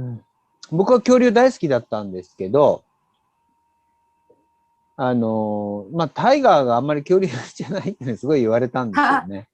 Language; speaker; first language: Japanese; native; Japanese